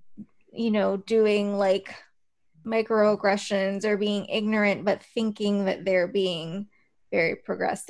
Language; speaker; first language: English; native; English